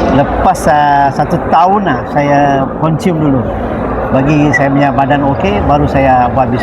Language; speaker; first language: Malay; non-native, local second language; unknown